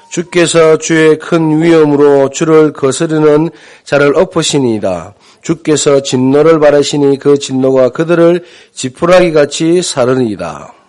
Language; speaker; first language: Korean; native; Korean